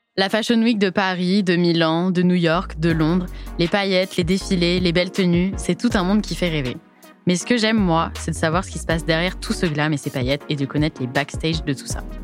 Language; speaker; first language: French; native; French